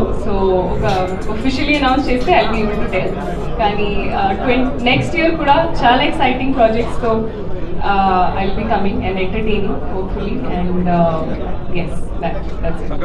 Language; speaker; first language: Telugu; non-native, learner; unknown